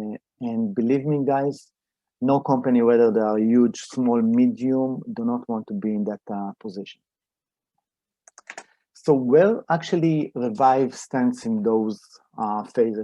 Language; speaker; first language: English; non-native, fluent; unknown